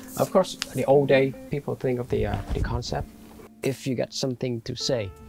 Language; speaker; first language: English; non-native, fluent; Vietnamese